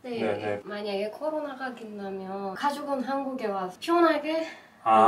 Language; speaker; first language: Korean; non-native, learner; Persian